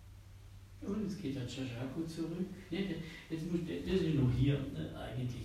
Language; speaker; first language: German; native; German